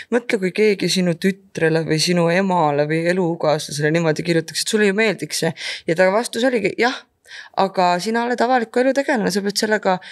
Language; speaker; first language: Estonian; native; Estonian